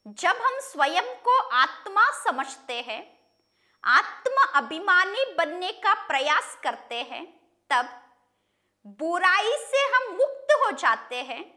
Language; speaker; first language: Hindi; non-native, local second language; Kannada